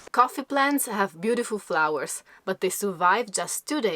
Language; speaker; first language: English; non-native, fluent; Italian